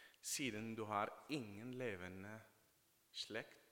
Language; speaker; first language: Norwegian; non-native, fluent; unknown